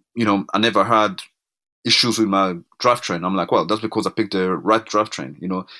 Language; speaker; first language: English; non-native, local second language; Kinyarwanda